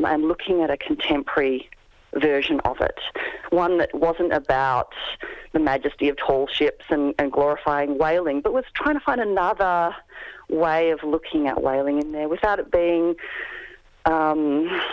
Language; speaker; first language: English; native; English